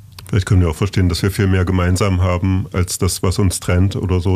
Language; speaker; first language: German; native; German